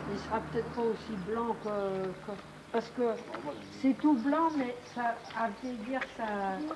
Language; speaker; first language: French; native; French